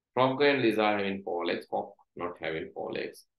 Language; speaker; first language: English; non-native, local second language; Sinhala